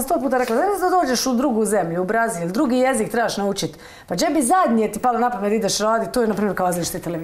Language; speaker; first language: Croatian; native; Croatian